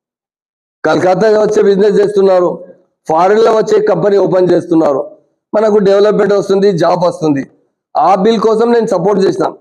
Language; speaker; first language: Telugu; non-native, local second language; Urdu